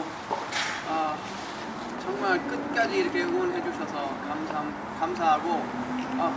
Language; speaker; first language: Korean; early bilingual, heritage; English